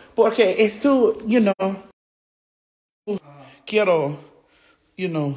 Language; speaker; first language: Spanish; non-native, learner; English